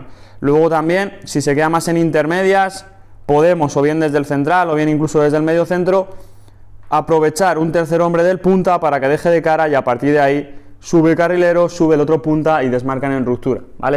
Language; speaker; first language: Spanish; native; Spanish